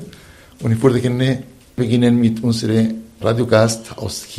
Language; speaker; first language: German; non-native, fluent; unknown